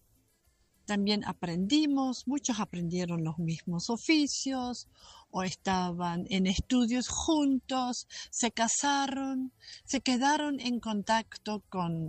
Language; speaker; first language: Spanish; non-native, local second language; German